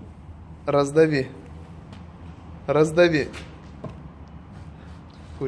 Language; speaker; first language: Russian; non-native, local second language; Tatar